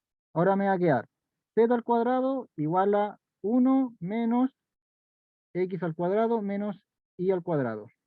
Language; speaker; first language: Spanish; native; Spanish